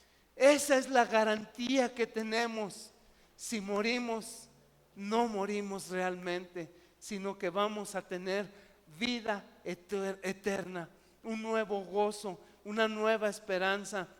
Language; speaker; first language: Spanish; native; Spanish